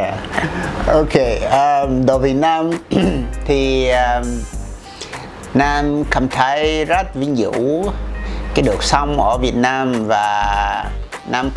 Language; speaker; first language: Vietnamese; non-native, fluent; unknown